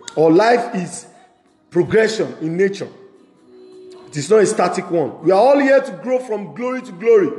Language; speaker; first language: English; non-native, local second language; Yoruba